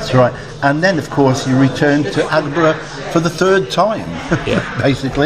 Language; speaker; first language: English; native; English